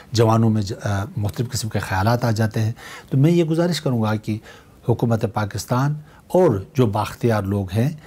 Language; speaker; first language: Urdu; non-native, local second language; Shina